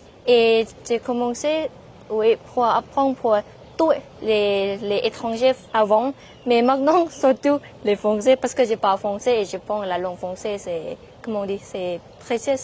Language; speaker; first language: French; non-native, learner; Thai